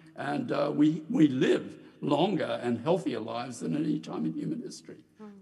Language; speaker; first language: English; native; English